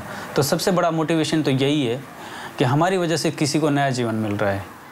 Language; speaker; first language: Hindi; native; Hindi